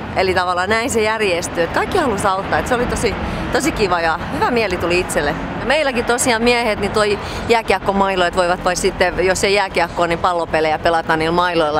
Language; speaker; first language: Finnish; native; Finnish